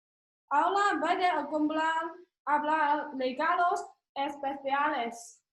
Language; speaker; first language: Spanish; non-native, learner; Chinese